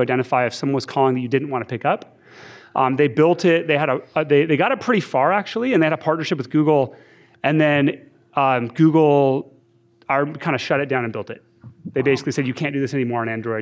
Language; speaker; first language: English; native; English